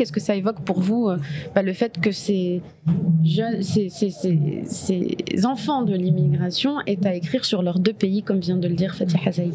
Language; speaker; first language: French; non-native, local second language; Arabic